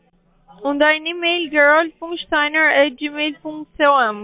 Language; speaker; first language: German; non-native, learner; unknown